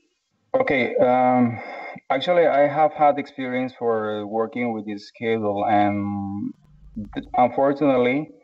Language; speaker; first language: English; non-native, learner; Spanish